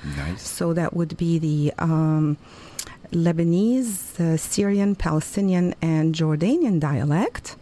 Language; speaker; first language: English; non-native, fluent; Arabic